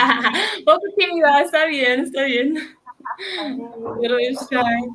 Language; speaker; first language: Spanish; non-native, learner; English